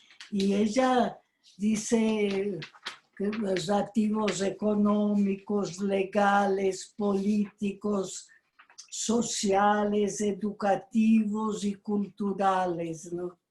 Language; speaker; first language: Spanish; non-native, fluent; Portuguese